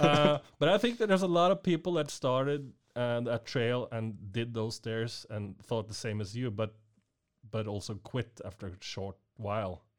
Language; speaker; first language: English; non-native, fluent; Norwegian